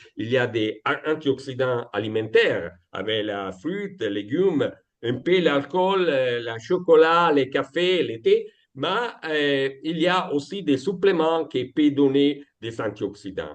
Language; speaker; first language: French; non-native, learner; Italian